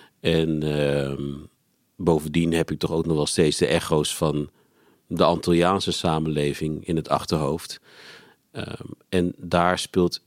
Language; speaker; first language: Dutch; native; Dutch